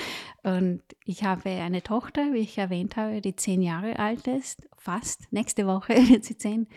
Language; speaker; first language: German; non-native, fluent; English